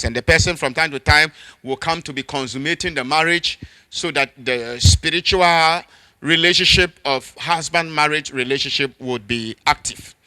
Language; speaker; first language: English; non-native, local second language; Akan